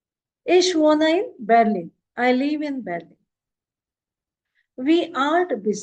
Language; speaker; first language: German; non-native, fluent; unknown